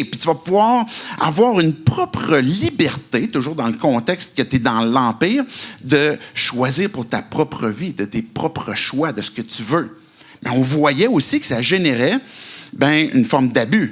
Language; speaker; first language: French; native; French